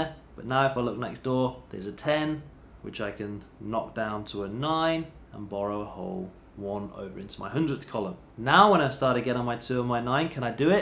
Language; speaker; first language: English; native; English